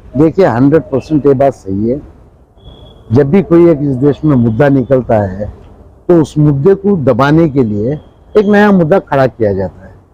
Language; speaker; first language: Hindi; non-native, local second language; Urdu